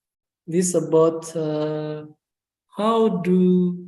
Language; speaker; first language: English; non-native, fluent; Indonesian